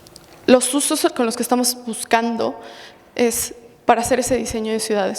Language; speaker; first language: Spanish; native; Spanish